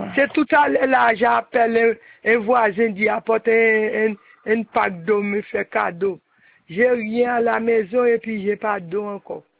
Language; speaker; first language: French; non-native, local second language; Haitian Creole